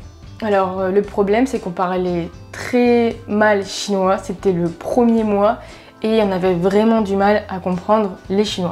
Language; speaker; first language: French; native; French